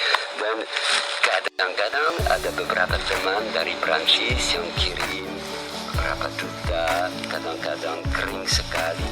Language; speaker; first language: Indonesian; non-native, learner; French